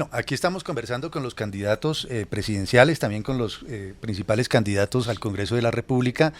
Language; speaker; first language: Spanish; native; Spanish